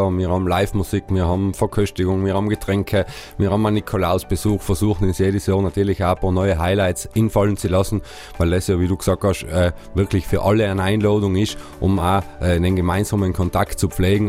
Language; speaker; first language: German; native; German